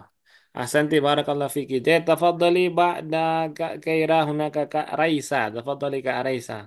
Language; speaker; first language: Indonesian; native; Indonesian